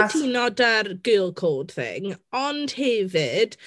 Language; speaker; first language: Welsh; non-native, local second language; English